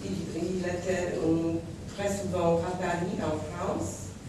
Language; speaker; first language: French; non-native, learner; Polish